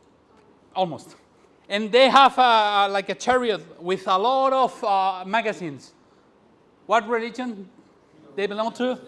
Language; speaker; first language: English; non-native, fluent; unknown